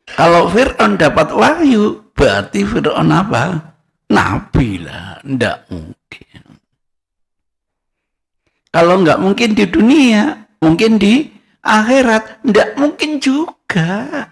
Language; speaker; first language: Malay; non-native, local second language; Javanese